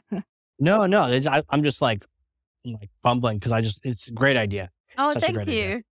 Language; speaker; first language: English; non-native, fluent; Finnish